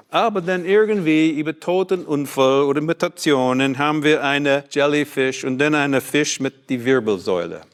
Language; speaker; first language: German; non-native, learner; English